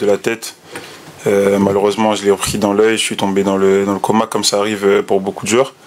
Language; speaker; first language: French; native; French